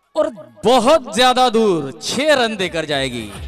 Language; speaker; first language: Hindi; non-native, local second language; Marathi